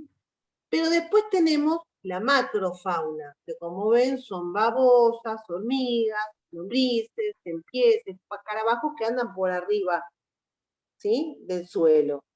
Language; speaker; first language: Spanish; native; Spanish